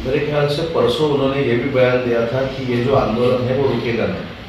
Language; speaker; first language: Hindi; non-native, local second language; Marathi